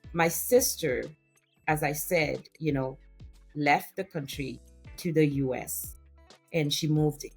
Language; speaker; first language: English; non-native, fluent; French